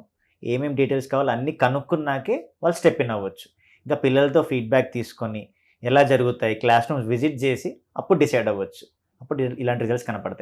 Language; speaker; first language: Telugu; native; Telugu